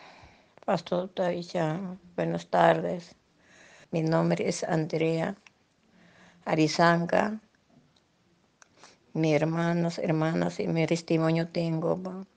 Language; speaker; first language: Spanish; non-native, local second language; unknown